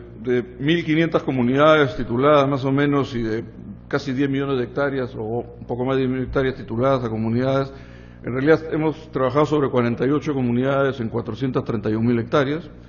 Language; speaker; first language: Spanish; native; Spanish